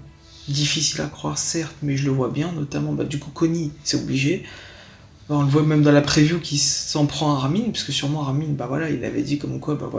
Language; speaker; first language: French; native; French